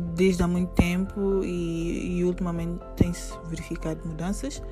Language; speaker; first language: Portuguese; native; Portuguese